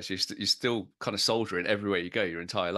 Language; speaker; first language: English; native; English